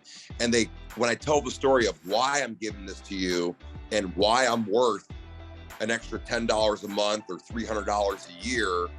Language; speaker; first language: English; native; English